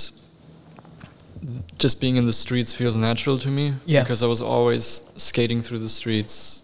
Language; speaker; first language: English; non-native, fluent; German